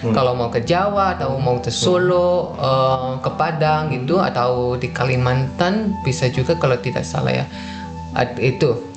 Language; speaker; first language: Indonesian; non-native, fluent; Dutch